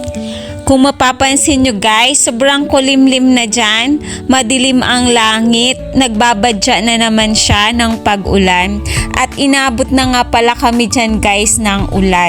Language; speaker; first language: Filipino; native; Filipino